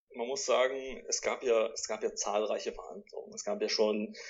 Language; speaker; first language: German; native; German